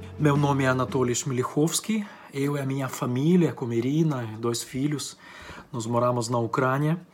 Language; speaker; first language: Portuguese; non-native, fluent; Ukrainian